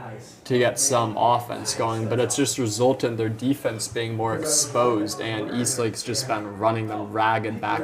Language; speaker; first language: English; native; English